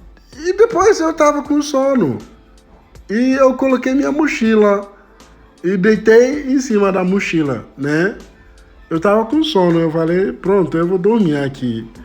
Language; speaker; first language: Portuguese; non-native, fluent; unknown